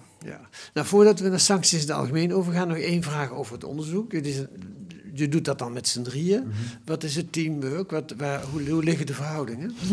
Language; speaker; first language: Dutch; native; Dutch